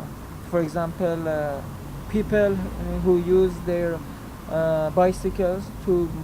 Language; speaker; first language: English; non-native, learner; Persian